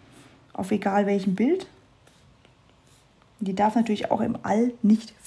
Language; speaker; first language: German; native; German